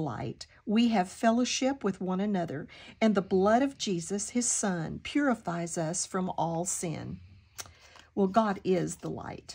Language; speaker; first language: English; native; English